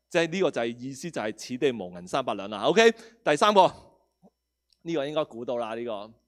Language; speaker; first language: Cantonese; non-native, local second language; Spanish